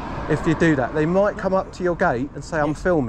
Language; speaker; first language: English; native; English